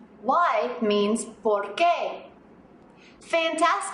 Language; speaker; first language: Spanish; non-native, fluent; English